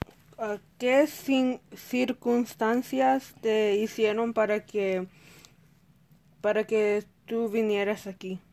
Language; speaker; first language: Spanish; early bilingual, heritage; Spanish